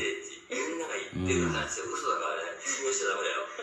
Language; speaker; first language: Japanese; native; Japanese